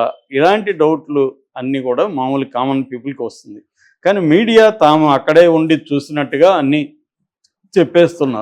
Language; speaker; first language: Telugu; native; Telugu